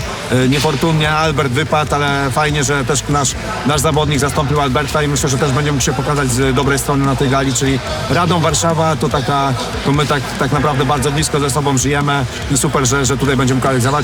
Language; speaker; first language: Polish; native; Polish